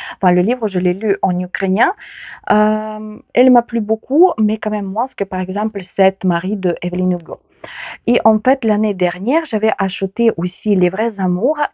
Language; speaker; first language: French; non-native, fluent; Ukrainian